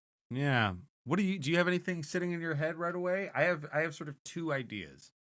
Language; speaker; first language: English; native; English